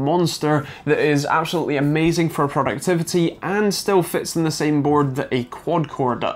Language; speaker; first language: English; native; English